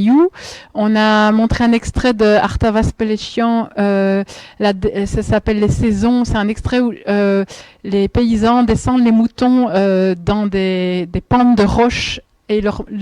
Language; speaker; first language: French; native; French